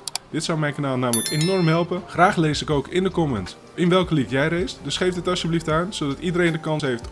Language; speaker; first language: Dutch; native; Dutch